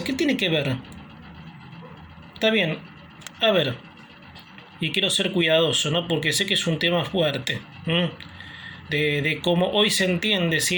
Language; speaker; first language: Spanish; native; Spanish